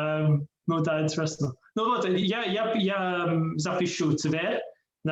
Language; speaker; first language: Russian; non-native, learner; English